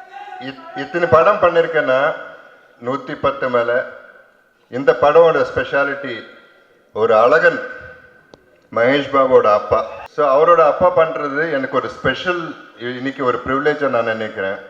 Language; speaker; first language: Tamil; non-native, local second language; Telugu